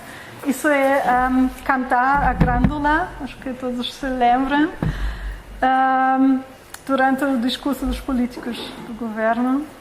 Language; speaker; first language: Portuguese; non-native, fluent; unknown